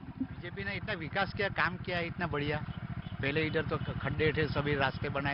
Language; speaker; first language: Hindi; non-native, local second language; Gujarati